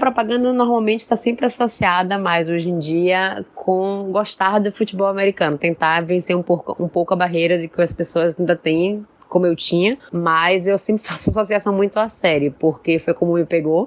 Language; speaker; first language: Portuguese; native; Portuguese